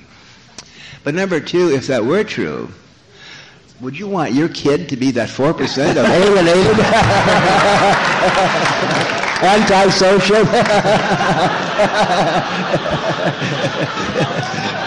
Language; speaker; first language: English; native; English